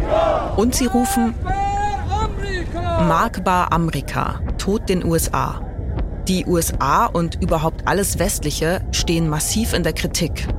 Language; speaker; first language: German; native; German